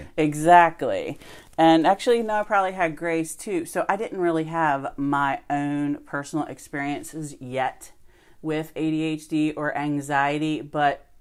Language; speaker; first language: English; native; English